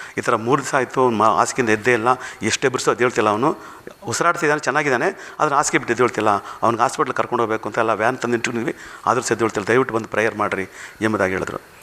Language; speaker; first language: Kannada; non-native, local second language; Tamil